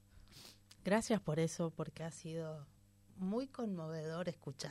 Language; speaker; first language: Spanish; native; Spanish